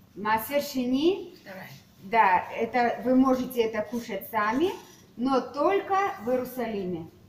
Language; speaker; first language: Russian; native; Russian